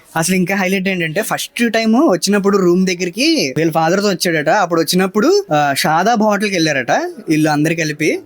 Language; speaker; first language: Telugu; native; Telugu